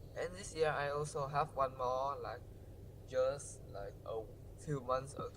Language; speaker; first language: English; non-native, learner; Vietnamese